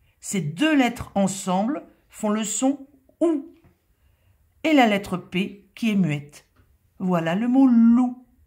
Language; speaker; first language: French; native; French